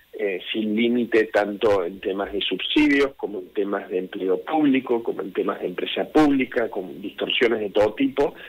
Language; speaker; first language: Spanish; native; Spanish